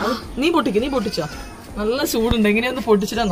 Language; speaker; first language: Malayalam; native; Malayalam